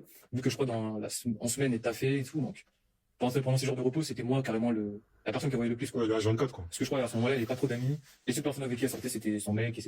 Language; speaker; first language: French; native; French